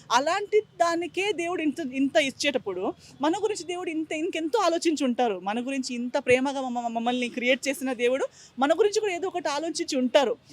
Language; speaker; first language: Telugu; non-native, fluent; Konkani